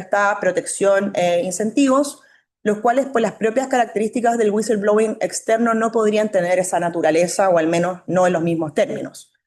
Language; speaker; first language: Spanish; native; Spanish